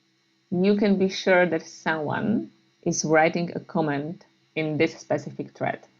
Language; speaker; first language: English; non-native, fluent; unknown